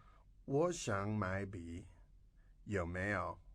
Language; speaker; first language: Chinese; non-native, fluent; English